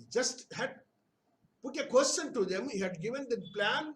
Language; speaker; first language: English; non-native, local second language; Telugu